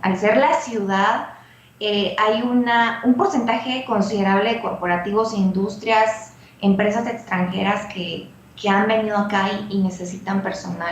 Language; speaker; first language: Spanish; native; Spanish